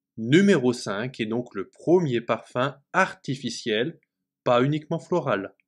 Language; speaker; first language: French; native; French